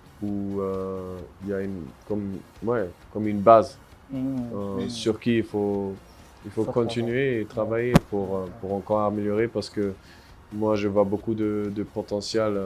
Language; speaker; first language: French; non-native, fluent; German